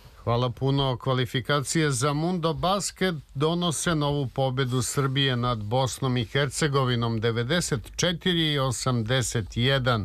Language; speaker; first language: Serbian; native; Serbian